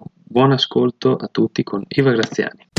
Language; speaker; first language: Italian; native; Italian